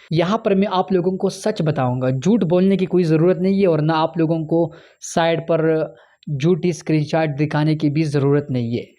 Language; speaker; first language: Urdu; non-native, local second language; Punjabi